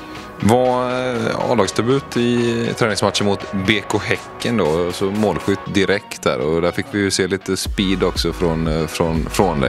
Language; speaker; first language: Swedish; native; Swedish